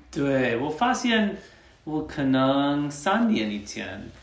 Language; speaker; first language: Chinese; non-native, learner; English